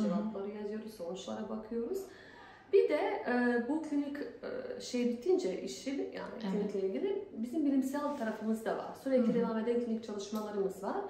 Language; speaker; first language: Turkish; non-native, fluent; Bosnian